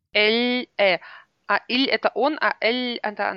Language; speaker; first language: French; non-native, learner; Russian